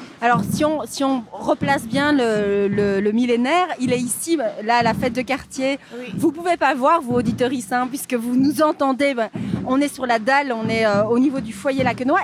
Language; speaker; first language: French; native; French